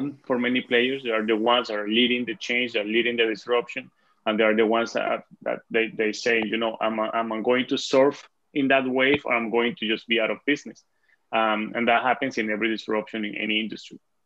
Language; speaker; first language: English; non-native, fluent; Spanish